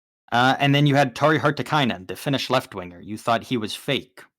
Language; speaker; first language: English; native; English